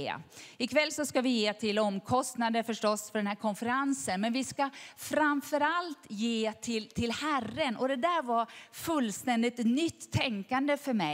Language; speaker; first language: Swedish; native; Swedish